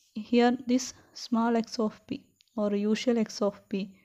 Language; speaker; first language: English; non-native, local second language; Malayalam